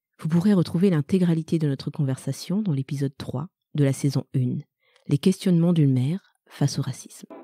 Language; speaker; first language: French; early bilingual, other home language; Malagasy